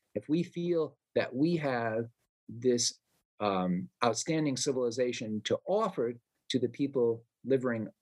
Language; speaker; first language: English; native; English